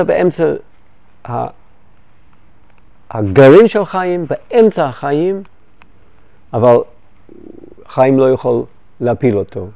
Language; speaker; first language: Hebrew; non-native, fluent; English